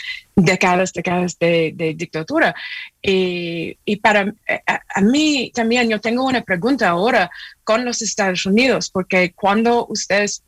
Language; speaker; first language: Spanish; non-native, fluent; English